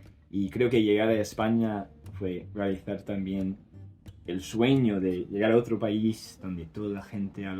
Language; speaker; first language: Spanish; non-native, fluent; English